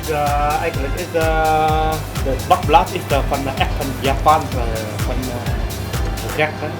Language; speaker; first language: Dutch; non-native, learner; Vietnamese